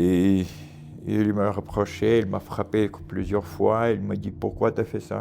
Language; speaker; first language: French; non-native, learner; Ukrainian